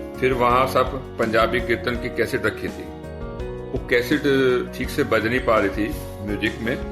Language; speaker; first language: Hindi; native; Hindi